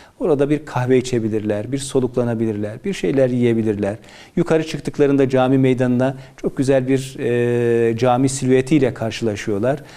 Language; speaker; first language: Turkish; native; Turkish